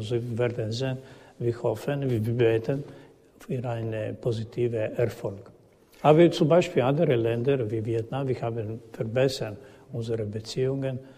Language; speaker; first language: German; non-native, learner; Croatian